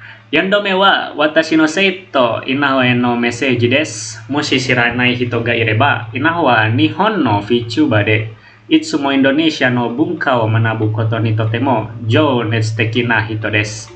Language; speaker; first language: Japanese; non-native, learner; Indonesian